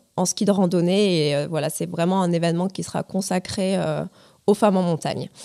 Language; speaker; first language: French; native; French